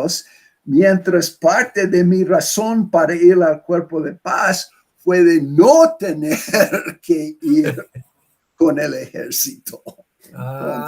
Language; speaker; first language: Spanish; non-native, fluent; English